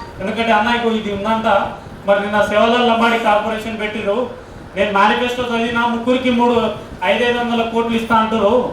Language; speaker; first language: Telugu; non-native, local second language; Lambadi